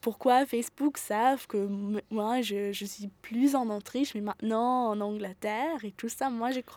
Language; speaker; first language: French; non-native, fluent; German